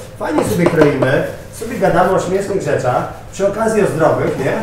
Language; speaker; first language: Polish; native; Polish